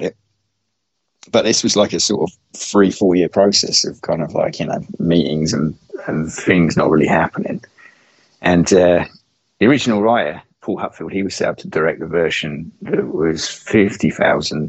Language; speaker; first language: English; native; English